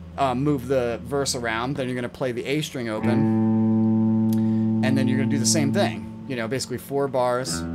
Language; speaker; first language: English; native; English